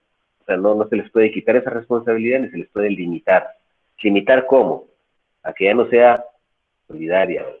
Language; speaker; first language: Spanish; native; Spanish